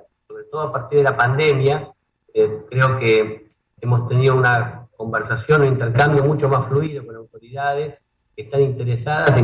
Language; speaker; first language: Spanish; native; Spanish